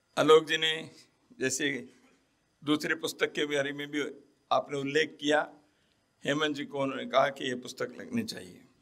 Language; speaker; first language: Hindi; non-native, local second language; Kannada